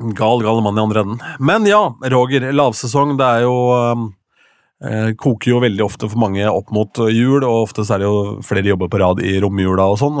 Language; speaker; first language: Norwegian; native; Norwegian